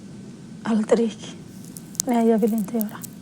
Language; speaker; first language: Swedish; non-native, fluent; Somali